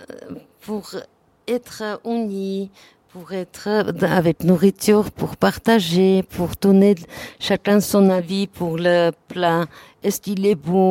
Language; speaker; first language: French; non-native, learner; Armenian